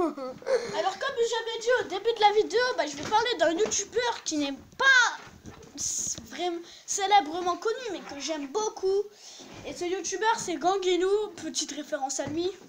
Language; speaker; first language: French; native; French